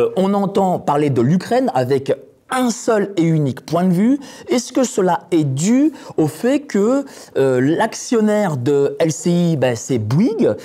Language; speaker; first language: French; non-native, fluent; Polish